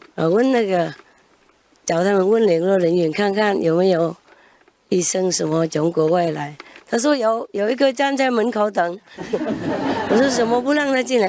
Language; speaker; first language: Chinese; non-native, fluent; Vietnamese